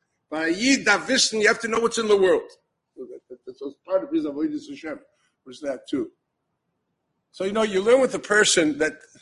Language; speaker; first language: English; native; English